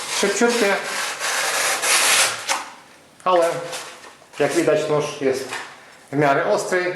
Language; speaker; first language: Polish; non-native, fluent; Ukrainian